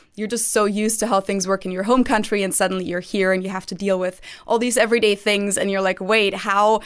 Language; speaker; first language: English; non-native, fluent; German